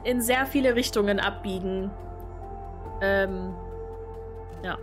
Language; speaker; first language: German; native; German